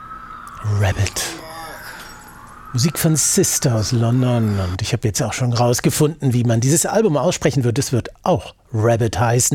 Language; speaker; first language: German; native; German